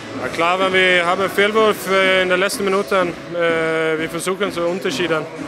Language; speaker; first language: German; non-native, learner; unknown